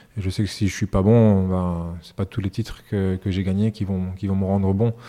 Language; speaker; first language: French; early bilingual, other home language; Serbian